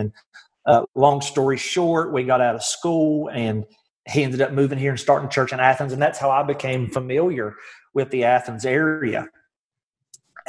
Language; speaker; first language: English; native; English